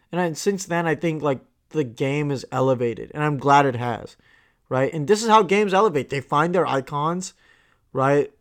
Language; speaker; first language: English; non-native, local second language; Tamil